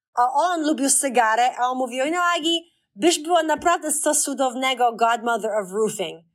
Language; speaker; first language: Polish; early bilingual, heritage; Polish